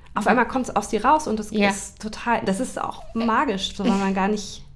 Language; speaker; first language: German; native; German